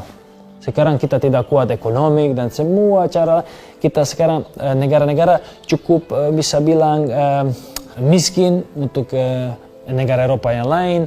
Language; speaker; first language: Indonesian; non-native, fluent; Serbian